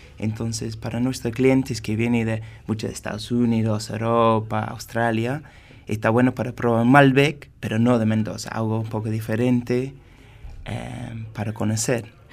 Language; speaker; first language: Spanish; non-native, fluent; English